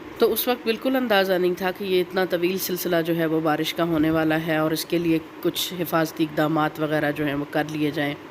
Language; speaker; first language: Urdu; non-native, local second language; Punjabi